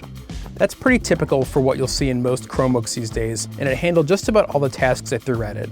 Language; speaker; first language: English; native; English